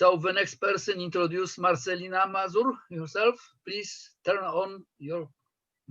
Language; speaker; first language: English; non-native, fluent; Polish